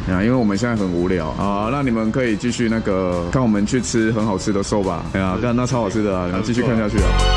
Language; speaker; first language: Chinese; native; Chinese